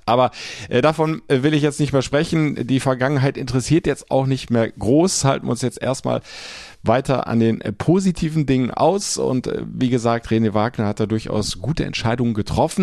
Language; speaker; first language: German; native; German